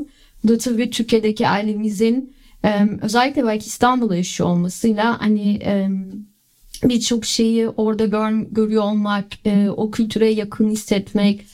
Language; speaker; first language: Turkish; early bilingual, other home language; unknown